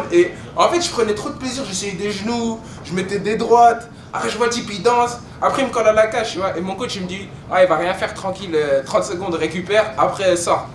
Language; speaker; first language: French; native; French